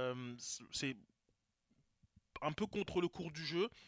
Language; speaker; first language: French; native; French